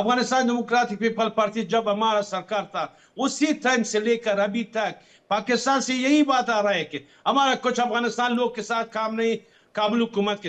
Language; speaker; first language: Hindi; non-native, fluent; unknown